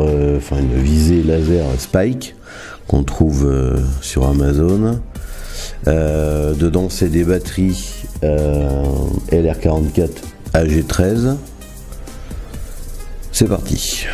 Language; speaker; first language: French; native; French